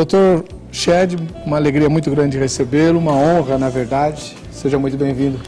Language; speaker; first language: Portuguese; native; Portuguese